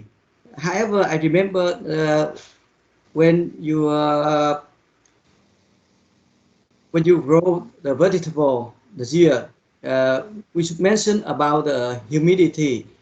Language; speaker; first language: English; non-native, learner; Vietnamese